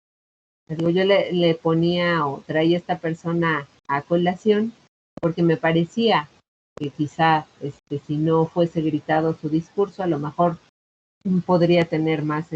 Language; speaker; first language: Spanish; native; Spanish